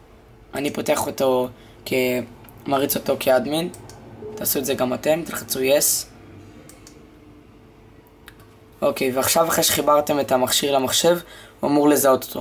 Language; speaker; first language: Hebrew; native; Hebrew